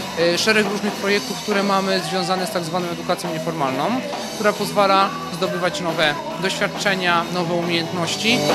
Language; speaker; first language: Polish; native; Polish